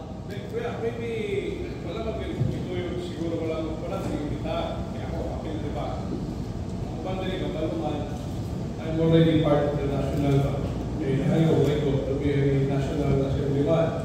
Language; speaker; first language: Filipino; non-native, local second language; Cebuano